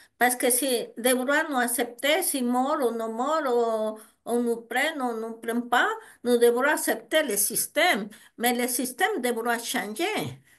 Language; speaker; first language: French; non-native, learner; Spanish